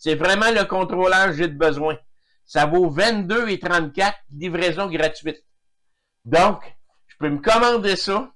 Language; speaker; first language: French; native; French